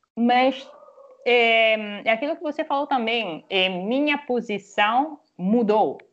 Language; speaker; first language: Portuguese; non-native, fluent; Italian